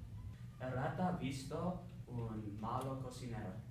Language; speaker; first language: Spanish; non-native, learner; English